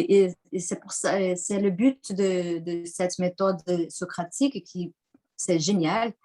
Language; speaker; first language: French; non-native, fluent; Portuguese